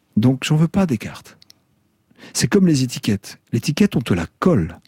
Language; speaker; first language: French; native; French